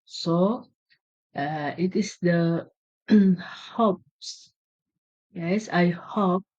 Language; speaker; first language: English; non-native, learner; Indonesian